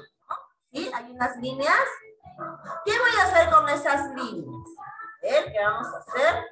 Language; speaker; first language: Spanish; native; Spanish